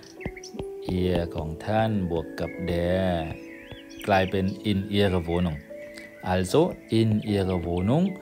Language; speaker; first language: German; non-native, fluent; Thai